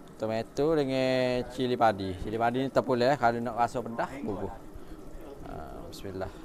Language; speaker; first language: Malay; native; Malay